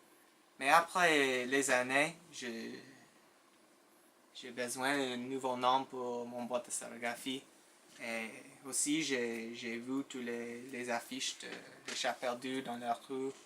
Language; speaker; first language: French; non-native, local second language; English